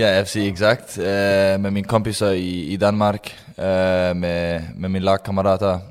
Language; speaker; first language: Swedish; non-native, learner; Danish